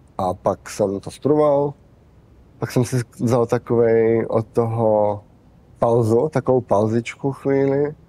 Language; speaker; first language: Czech; early bilingual, heritage; Czech